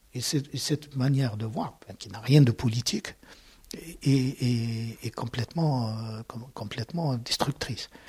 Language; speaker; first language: French; non-native, local second language; Arabic